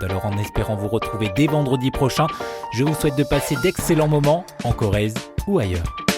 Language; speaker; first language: French; native; French